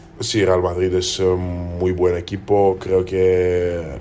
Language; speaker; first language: Spanish; non-native, learner; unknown